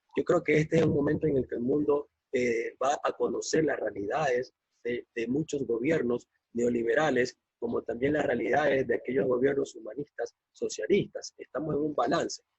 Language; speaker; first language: Spanish; native; Spanish